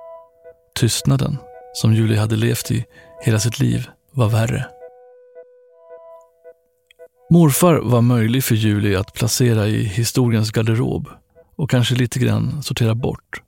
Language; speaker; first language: Swedish; native; Swedish